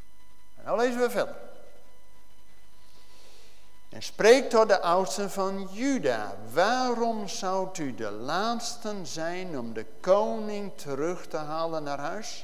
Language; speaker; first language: Dutch; native; Dutch